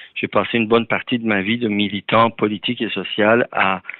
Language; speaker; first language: French; early bilingual, other home language; Persian